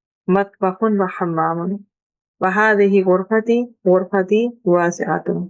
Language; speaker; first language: Arabic; non-native, fluent; Urdu